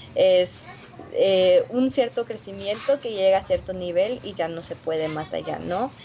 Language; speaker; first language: Spanish; early bilingual, heritage; Spanish